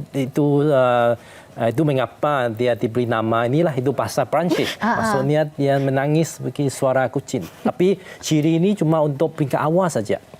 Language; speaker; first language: Malay; non-native, local second language; Chinese